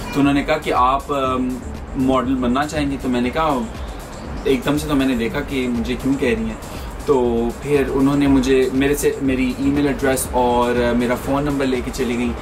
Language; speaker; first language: Urdu; non-native, local second language; Punjabi